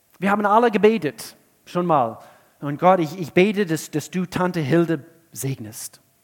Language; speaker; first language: German; non-native, fluent; English